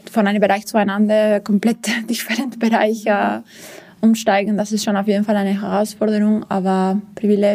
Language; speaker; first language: German; non-native, fluent; Spanish